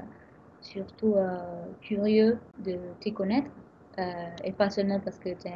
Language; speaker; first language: French; non-native, fluent; Italian